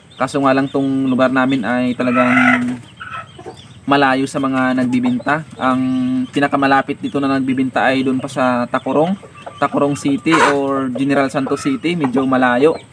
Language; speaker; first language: Filipino; non-native, local second language; Iloko